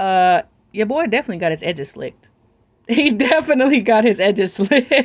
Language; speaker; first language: English; native; English